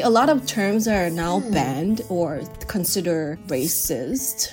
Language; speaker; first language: English; non-native, fluent; Chinese